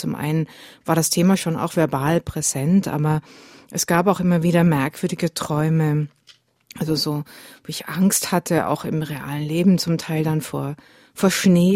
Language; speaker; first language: German; native; German